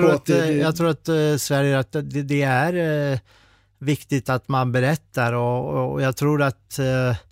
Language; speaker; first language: Swedish; non-native, fluent; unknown